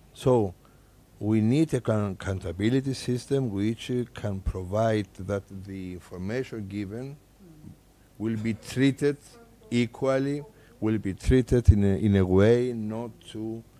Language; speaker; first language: English; non-native, fluent; Greek